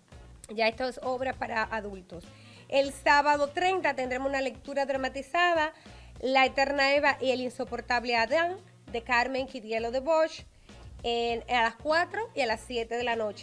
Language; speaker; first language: Spanish; native; Spanish